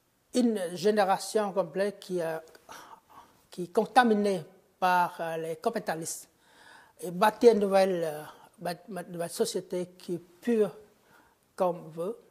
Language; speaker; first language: French; non-native, fluent; Khmer